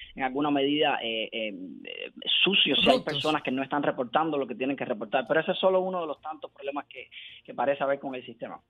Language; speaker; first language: Spanish; native; Spanish